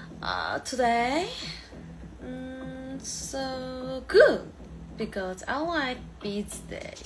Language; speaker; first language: English; non-native, learner; Korean